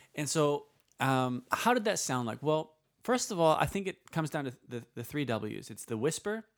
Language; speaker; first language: English; early bilingual, other home language; Icelandic